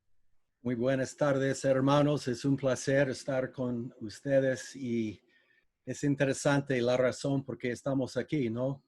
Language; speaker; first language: Spanish; non-native, fluent; English